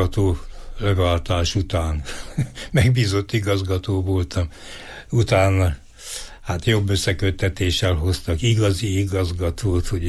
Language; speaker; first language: Hungarian; native; Hungarian